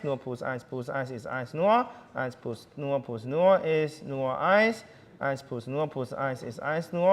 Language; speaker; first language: German; non-native, learner; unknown